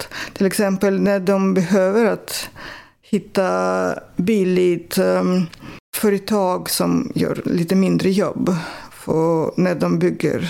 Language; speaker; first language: Swedish; non-native, fluent; Russian